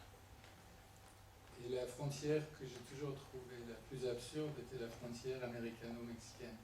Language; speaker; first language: French; non-native, fluent; Persian